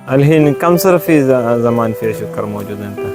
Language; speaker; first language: Arabic; non-native, learner; Malayalam